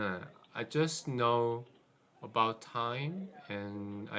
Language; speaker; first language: English; non-native, learner; Korean